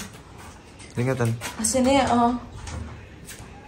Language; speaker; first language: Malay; non-native, local second language; Javanese